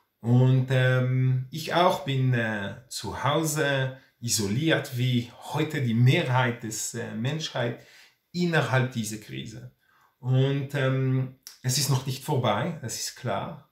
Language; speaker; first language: German; non-native, fluent; Hebrew